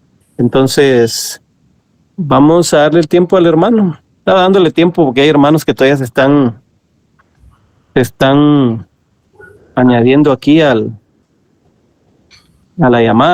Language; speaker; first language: Spanish; native; Spanish